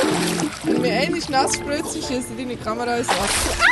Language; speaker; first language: German; native; German